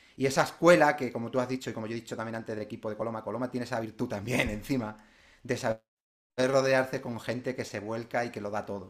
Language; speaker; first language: Spanish; native; Spanish